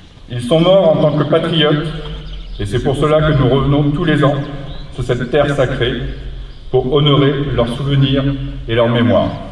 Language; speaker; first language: French; native; French